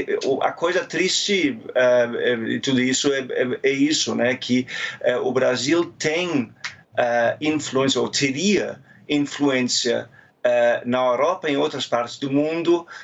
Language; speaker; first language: Portuguese; non-native, fluent; German